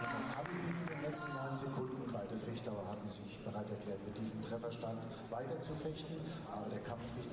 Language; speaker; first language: German; native; German